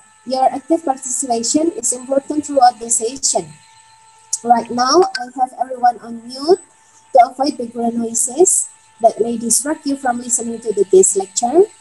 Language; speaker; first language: English; non-native, fluent; Indonesian